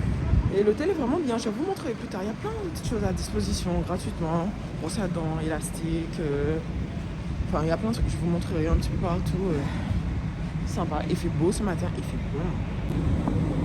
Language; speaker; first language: French; native; French